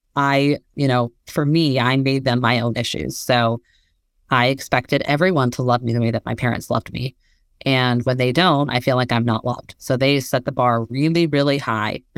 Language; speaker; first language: English; native; English